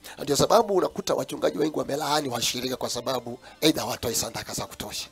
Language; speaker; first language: Swahili; non-native, local second language; Kamba